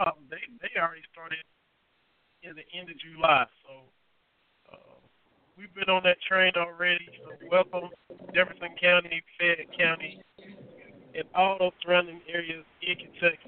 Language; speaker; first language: English; native; English